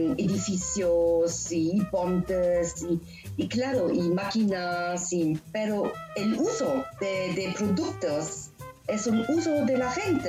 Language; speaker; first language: Spanish; non-native, learner; German